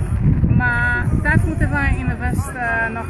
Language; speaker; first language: Dutch; non-native, fluent; Polish